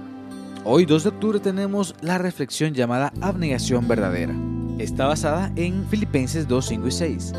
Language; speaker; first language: Spanish; native; Spanish